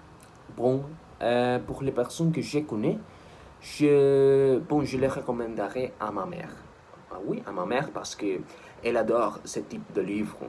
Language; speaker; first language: French; non-native, learner; Spanish